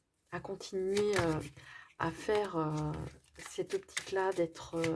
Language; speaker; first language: French; native; French